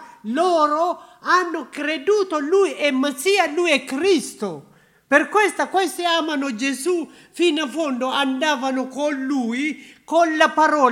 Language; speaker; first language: Italian; non-native, learner; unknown